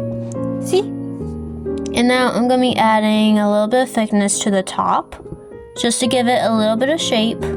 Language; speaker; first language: English; native; English